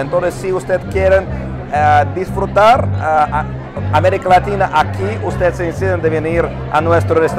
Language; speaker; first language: Spanish; non-native, fluent; Russian